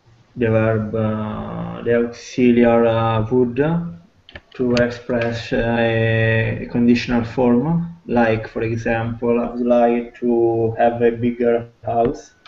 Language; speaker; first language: English; non-native, fluent; Italian